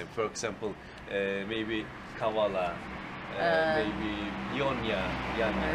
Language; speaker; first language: English; non-native, learner; Turkish